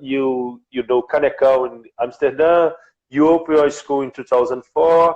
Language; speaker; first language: English; non-native, learner; Portuguese